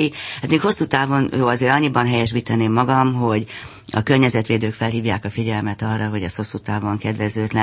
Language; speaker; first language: Hungarian; native; Hungarian